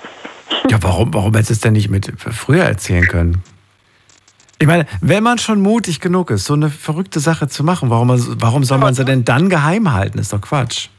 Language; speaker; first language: German; native; German